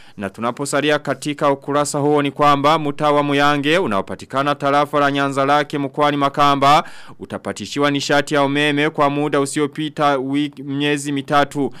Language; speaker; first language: Swahili; non-native, local second language; Rundi